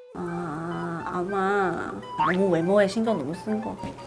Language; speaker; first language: Korean; non-native, fluent; Chinese